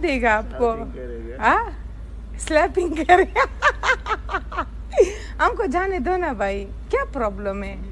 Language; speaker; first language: Hindi; non-native, local second language; Pashto